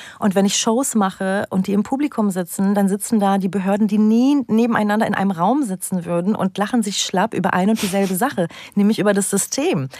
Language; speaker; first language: German; early bilingual, other home language; Turkish